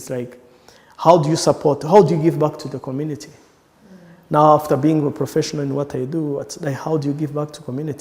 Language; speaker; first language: English; non-native, local second language; Kinyarwanda